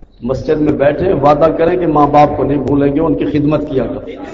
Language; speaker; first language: Urdu; non-native, local second language; Saraiki